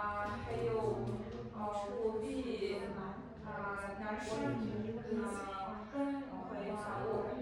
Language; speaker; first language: Chinese; non-native, learner; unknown